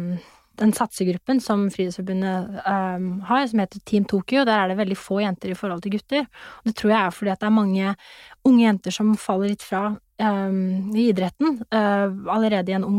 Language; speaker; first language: Norwegian; native; Norwegian